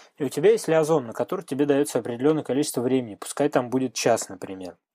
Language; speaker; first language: Russian; native; Russian